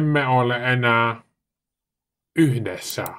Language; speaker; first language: Finnish; non-native, learner; Dutch